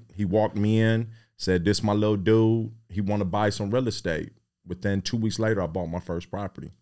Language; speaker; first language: English; native; English